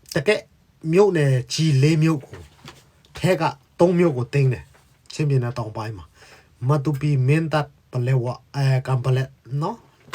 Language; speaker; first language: Burmese; non-native, local second language; Hakha Chin